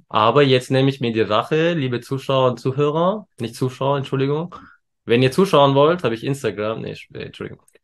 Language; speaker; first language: German; early bilingual, other home language; Turkish